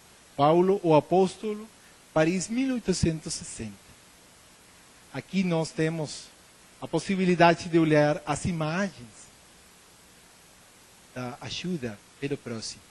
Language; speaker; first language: Portuguese; non-native, learner; Spanish